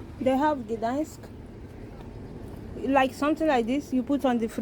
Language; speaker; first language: English; non-native, local second language; Igbo